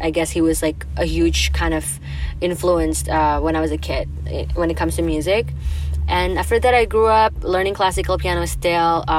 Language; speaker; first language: English; non-native, fluent; Indonesian